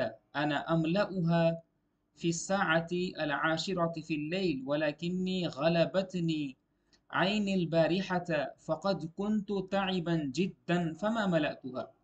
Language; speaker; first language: Arabic; non-native, fluent; Urdu